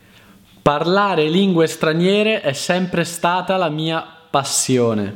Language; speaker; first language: Italian; native; Italian